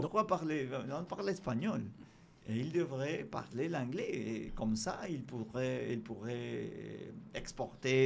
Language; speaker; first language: French; non-native, fluent; Spanish